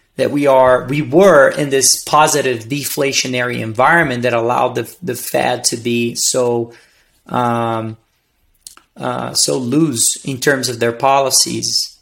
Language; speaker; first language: English; non-native, fluent; Portuguese